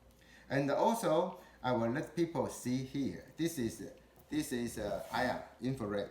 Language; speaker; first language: English; non-native, learner; Chinese